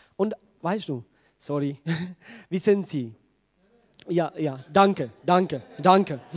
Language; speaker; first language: German; non-native, fluent; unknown